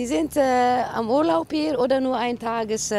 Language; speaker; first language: German; non-native, learner; Dutch